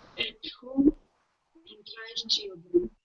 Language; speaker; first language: English; non-native, learner; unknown